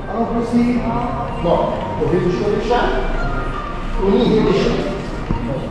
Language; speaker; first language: Czech; non-native, learner; Arabic